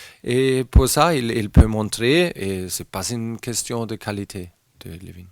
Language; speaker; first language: French; non-native, learner; German